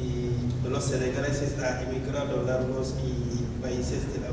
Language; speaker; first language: Spanish; non-native, learner; Wolof